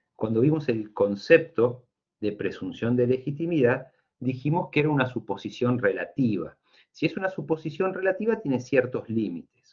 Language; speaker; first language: Spanish; native; Spanish